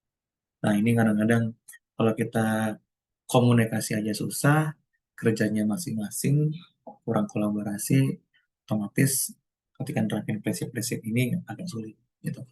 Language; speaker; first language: Indonesian; native; Indonesian